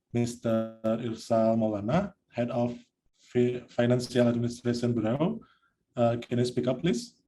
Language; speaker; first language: English; non-native, learner; Indonesian